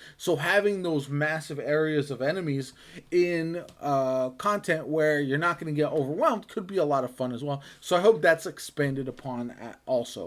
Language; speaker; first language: English; native; English